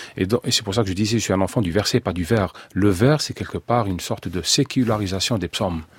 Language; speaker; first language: French; non-native, local second language; Arabic